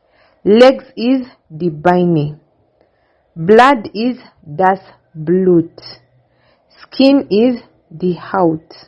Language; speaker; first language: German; non-native, learner; English